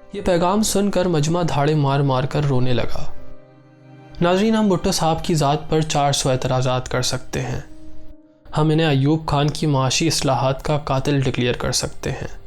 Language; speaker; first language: Urdu; native; Urdu